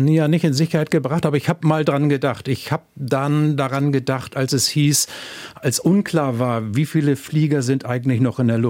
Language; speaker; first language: German; native; German